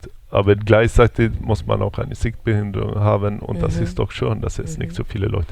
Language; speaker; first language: German; non-native, fluent; Swedish